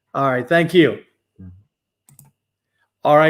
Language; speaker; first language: English; native; English